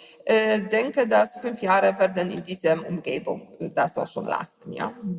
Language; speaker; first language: German; non-native, learner; Polish